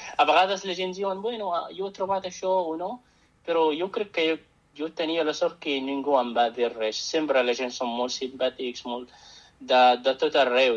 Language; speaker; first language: Catalan; non-native, fluent; Arabic